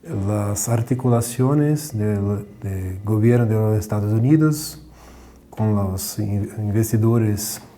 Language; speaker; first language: Spanish; non-native, learner; Portuguese